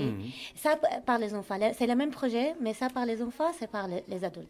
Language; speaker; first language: French; non-native, learner; Arabic